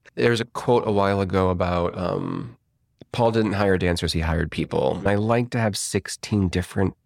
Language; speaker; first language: English; native; English